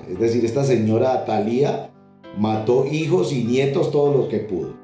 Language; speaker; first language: Spanish; native; Spanish